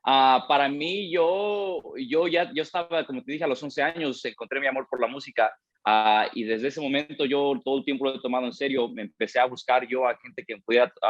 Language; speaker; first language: Spanish; early bilingual, heritage; Spanish